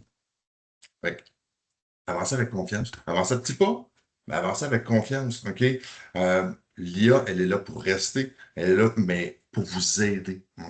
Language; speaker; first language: French; native; French